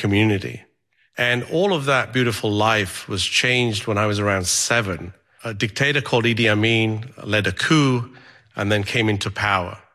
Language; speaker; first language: English; native; English